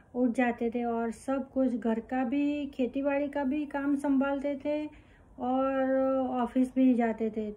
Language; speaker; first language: Hindi; non-native, local second language; Gujarati